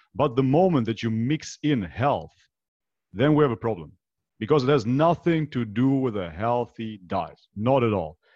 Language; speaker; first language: English; non-native, fluent; Macedonian